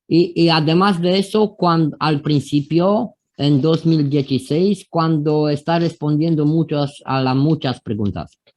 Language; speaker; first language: Spanish; non-native, fluent; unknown